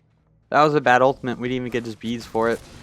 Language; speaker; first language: English; native; English